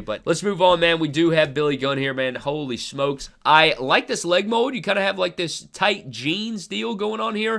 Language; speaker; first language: English; native; English